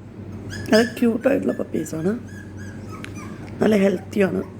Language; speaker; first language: Malayalam; native; Malayalam